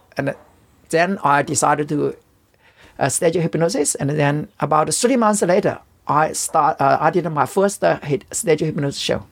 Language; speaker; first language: English; non-native, learner; Chinese